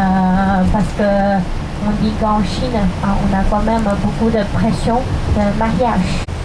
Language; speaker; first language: French; non-native, fluent; Chinese